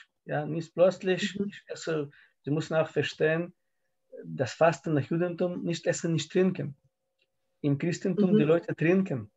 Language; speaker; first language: German; non-native, learner; Russian